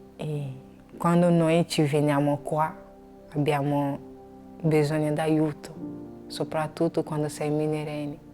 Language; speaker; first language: Italian; non-native, learner; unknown